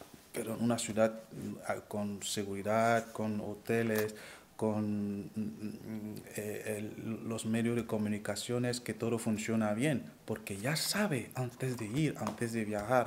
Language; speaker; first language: Spanish; non-native, fluent; French